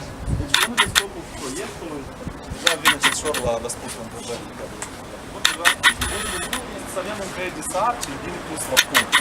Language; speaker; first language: Romanian; native; Romanian